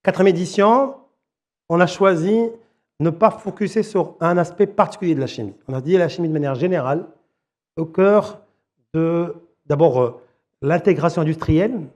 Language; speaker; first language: French; non-native, local second language; Arabic